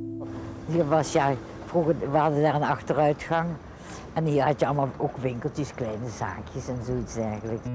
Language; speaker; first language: Dutch; native; Dutch